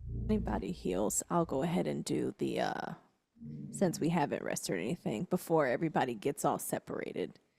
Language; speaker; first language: English; native; English